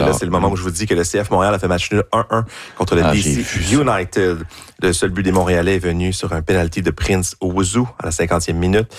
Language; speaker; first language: French; native; French